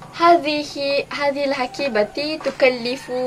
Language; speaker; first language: Arabic; non-native, learner; Malay